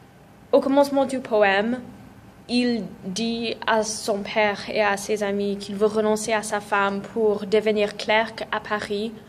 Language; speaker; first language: French; non-native, fluent; English